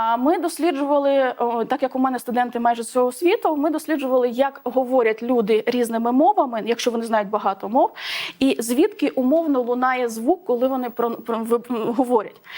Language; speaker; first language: Ukrainian; non-native, local second language; Russian